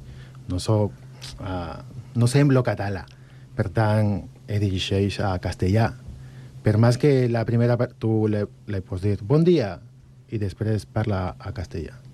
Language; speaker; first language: Catalan; non-native, fluent; Spanish